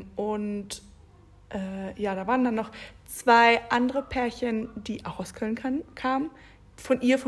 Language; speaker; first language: German; native; German